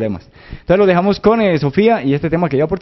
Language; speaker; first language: Spanish; native; Spanish